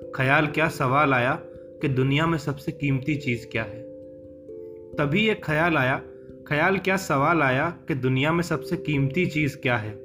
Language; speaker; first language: Hindi; native; Hindi